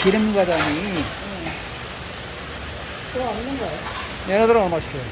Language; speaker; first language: Korean; native; Korean